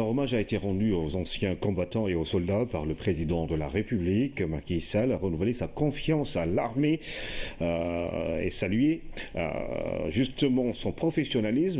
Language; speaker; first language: French; non-native, local second language; Wolof